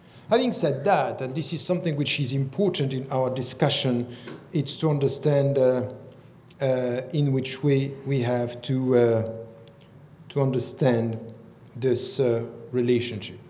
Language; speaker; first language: English; non-native, fluent; French